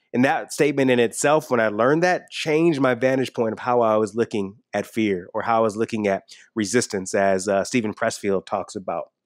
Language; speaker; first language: English; native; English